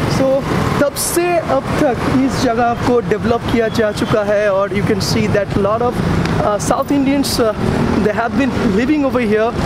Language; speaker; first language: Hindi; non-native, local second language; Bangla